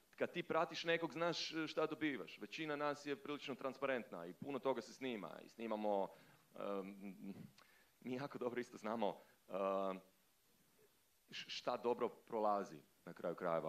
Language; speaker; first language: Croatian; native; Croatian